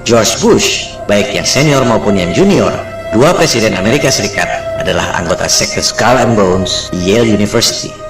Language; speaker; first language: Indonesian; native; Indonesian